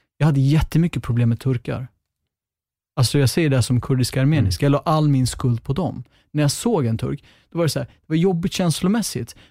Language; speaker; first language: Swedish; early bilingual, other home language; Kurdish